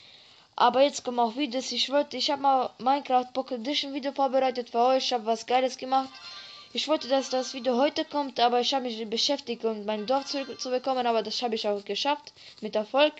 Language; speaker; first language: German; early bilingual, other home language; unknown